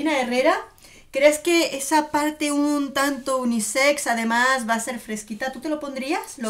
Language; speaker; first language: Spanish; native; Spanish